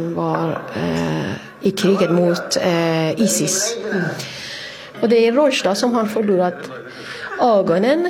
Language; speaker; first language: Swedish; non-native, fluent; Persian